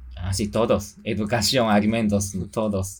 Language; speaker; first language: Spanish; non-native, learner; Japanese